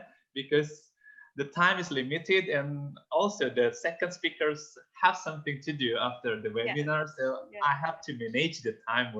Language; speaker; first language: English; non-native, fluent; Indonesian